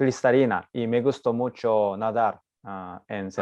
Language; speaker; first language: Spanish; non-native, learner; Japanese